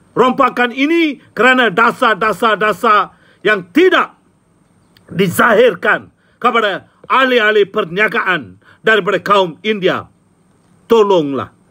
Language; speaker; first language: Malay; non-native, local second language; Tamil